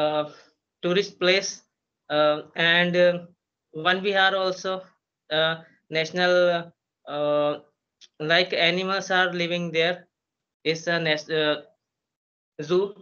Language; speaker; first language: English; non-native, learner; Hindi